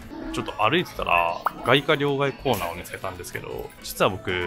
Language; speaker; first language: Japanese; native; Japanese